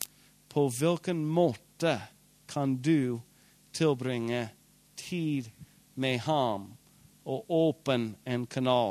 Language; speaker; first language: Swedish; non-native, fluent; English